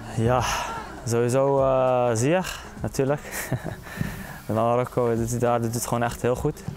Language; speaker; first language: Dutch; early bilingual, other home language; Arabic